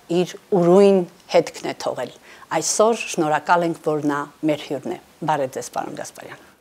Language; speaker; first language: Armenian; native; Armenian